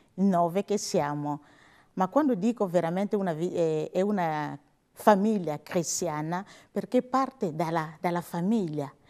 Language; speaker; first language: Italian; non-native, learner; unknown